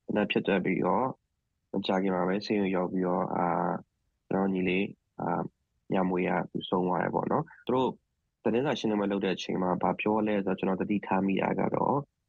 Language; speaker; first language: Burmese; non-native, local second language; S'gaw Karen